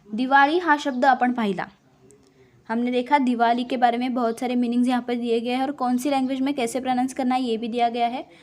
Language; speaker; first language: Hindi; non-native, local second language; Marathi